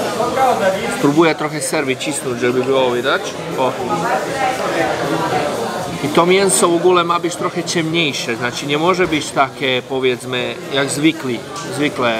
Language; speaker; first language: Polish; non-native, fluent; Croatian